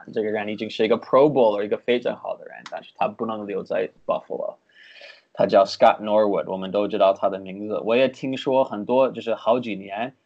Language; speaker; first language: Chinese; early bilingual, heritage; Chinese